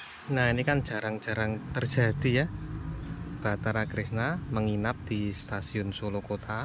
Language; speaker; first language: Indonesian; native; Indonesian